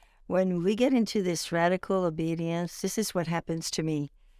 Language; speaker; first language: English; non-native, fluent; French